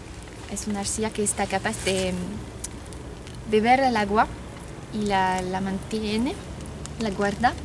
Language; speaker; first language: Spanish; non-native, fluent; French